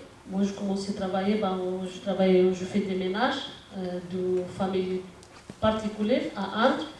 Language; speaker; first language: French; non-native, learner; Romanian